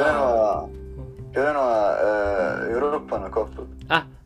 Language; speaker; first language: Japanese; non-native, learner; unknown